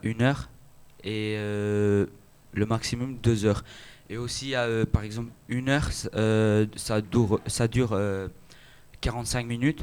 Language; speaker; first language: French; non-native, learner; Albanian